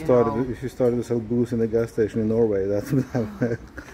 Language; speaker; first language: English; non-native, fluent; Norwegian